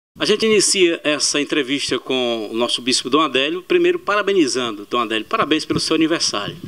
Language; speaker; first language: Portuguese; native; Portuguese